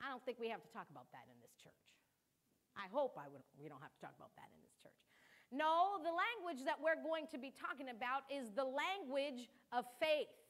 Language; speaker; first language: English; early bilingual, other home language; Kabuverdianu